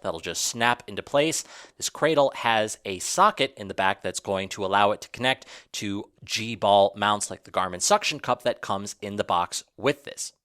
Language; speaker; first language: English; native; English